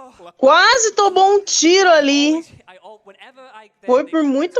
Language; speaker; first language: Portuguese; native; Portuguese